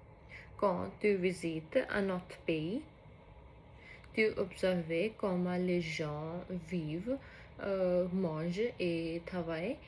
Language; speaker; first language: French; non-native, learner; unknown